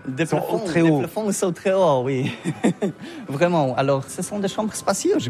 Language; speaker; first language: French; non-native, learner; Polish